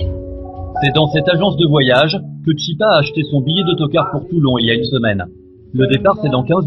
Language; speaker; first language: French; native; French